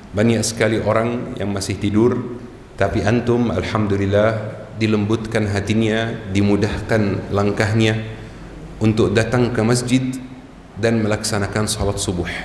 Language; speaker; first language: Indonesian; non-native, fluent; Arabic